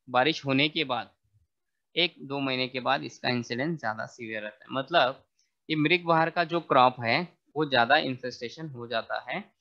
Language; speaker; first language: Hindi; non-native, local second language; Marathi